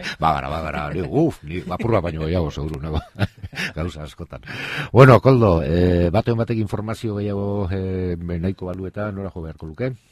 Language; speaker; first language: Basque; native; Basque